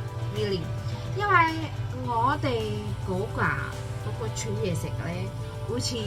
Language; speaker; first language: Cantonese; non-native, fluent; Indonesian